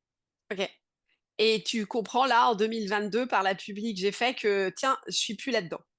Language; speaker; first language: French; native; French